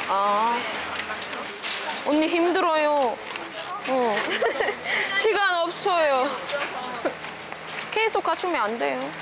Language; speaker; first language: Korean; non-native, learner; Amharic